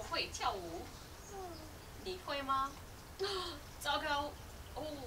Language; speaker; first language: Chinese; non-native, learner; English